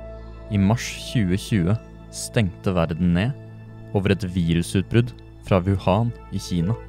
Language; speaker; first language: Norwegian; native; Norwegian